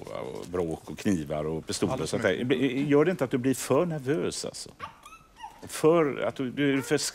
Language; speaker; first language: Swedish; native; Swedish